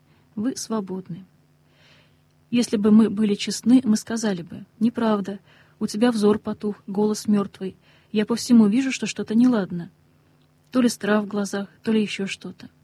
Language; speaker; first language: Russian; native; Russian